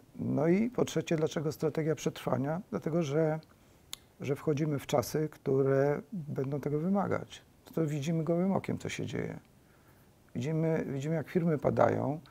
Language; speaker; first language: Polish; early bilingual, heritage; Polish